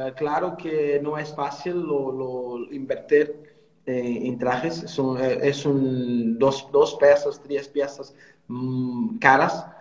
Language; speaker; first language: Spanish; non-native, fluent; Portuguese